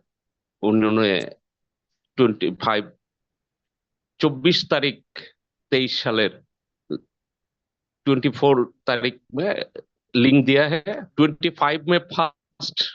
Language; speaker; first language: Hindi; non-native, learner; Bangla